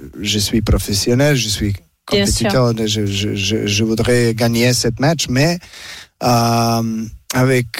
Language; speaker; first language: French; non-native, learner; Serbian